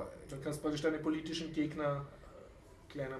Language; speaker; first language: German; native; German